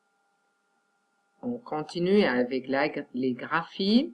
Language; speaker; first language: French; non-native, fluent; Catalan